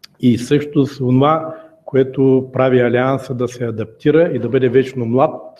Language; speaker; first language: Bulgarian; native; Bulgarian